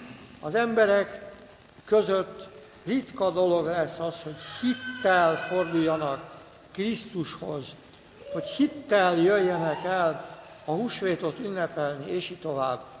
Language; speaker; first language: Hungarian; native; Hungarian